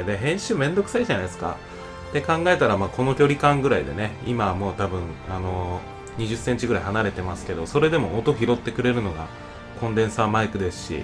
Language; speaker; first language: Japanese; native; Japanese